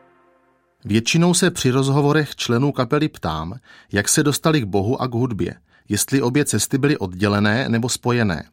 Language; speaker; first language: Czech; native; Czech